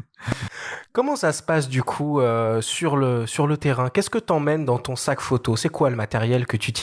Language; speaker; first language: French; native; French